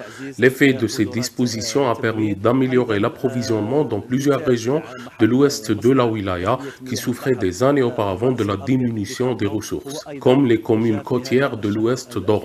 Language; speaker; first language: French; non-native, local second language; Arabic